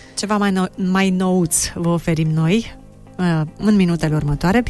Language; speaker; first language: Romanian; native; Romanian